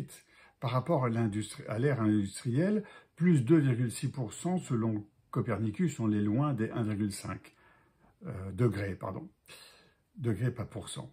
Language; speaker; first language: French; native; French